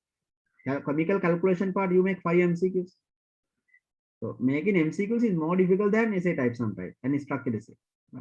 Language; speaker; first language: English; non-native, local second language; Sinhala